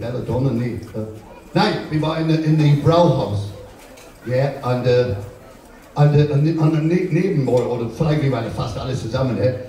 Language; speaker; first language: German; non-native, learner; English